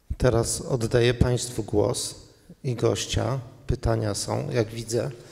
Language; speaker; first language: Polish; native; Polish